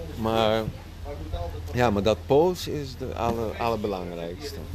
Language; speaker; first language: Dutch; non-native, fluent; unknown